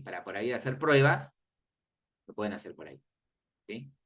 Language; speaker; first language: Spanish; native; Spanish